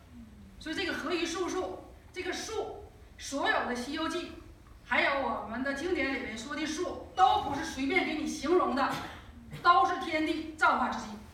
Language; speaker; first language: Chinese; native; Chinese